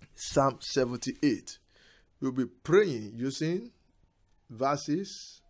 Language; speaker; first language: English; non-native, local second language; Yoruba